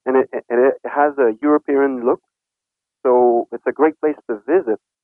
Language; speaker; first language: English; non-native, fluent; French